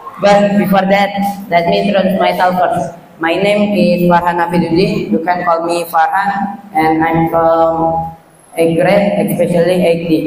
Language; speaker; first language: English; non-native, learner; Indonesian